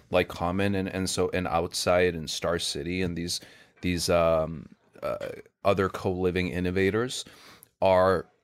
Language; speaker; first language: English; non-native, fluent; Swedish